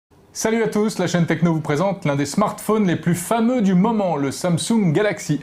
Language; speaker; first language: French; native; French